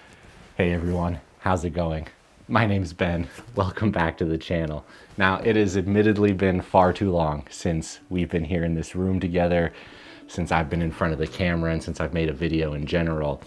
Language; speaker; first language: English; native; English